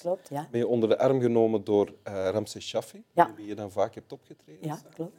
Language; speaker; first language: Dutch; native; Dutch